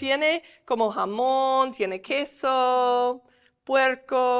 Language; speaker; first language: Spanish; non-native, fluent; English